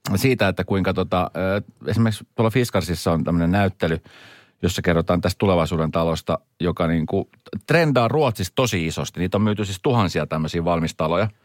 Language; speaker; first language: Finnish; early bilingual, other home language; Swedish